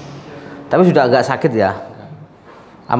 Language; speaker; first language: Indonesian; native; Indonesian